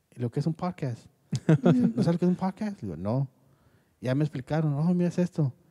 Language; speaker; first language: Spanish; early bilingual, heritage; Spanish